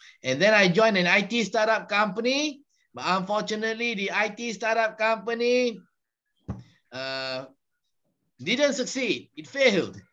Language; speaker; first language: English; non-native, local second language; Malay